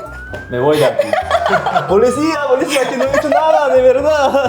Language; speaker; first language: Spanish; non-native, learner; Korean